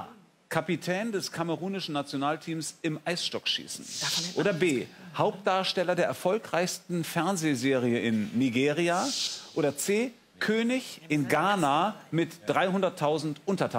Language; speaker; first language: German; native; German